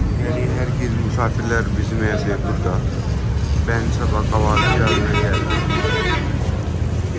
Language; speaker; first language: Turkish; non-native, learner; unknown